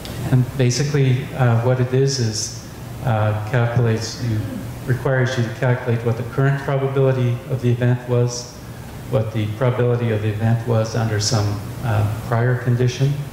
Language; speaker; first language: English; native; English